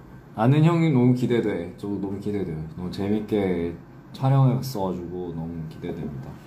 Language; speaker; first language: Korean; early bilingual, heritage; English